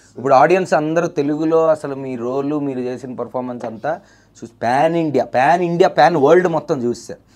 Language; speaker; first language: Telugu; native; Telugu